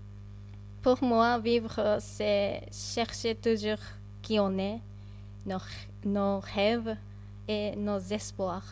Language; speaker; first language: French; non-native, fluent; Japanese